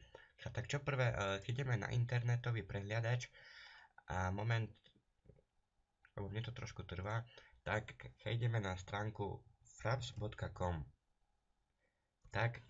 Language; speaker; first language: Slovak; native; Slovak